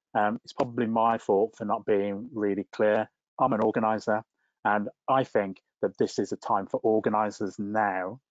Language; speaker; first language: English; native; English